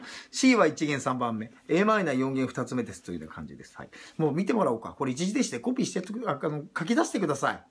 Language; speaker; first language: Japanese; native; Japanese